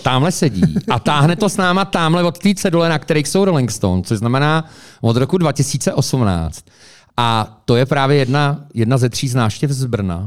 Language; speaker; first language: Czech; native; Czech